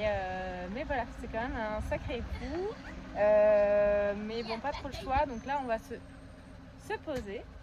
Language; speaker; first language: French; native; French